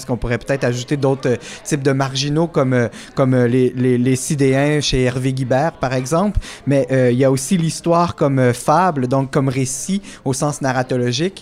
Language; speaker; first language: French; native; French